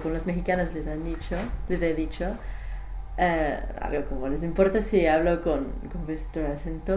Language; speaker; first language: Spanish; non-native, fluent; English